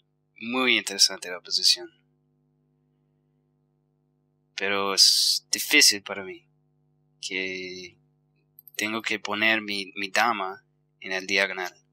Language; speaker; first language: Spanish; non-native, fluent; English